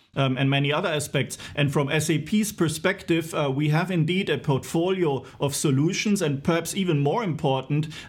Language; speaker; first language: English; non-native, fluent; German